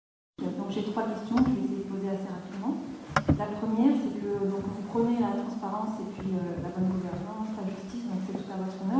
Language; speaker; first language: French; non-native, local second language; Arabic